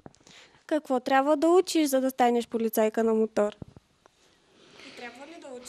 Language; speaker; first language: Bulgarian; native; Bulgarian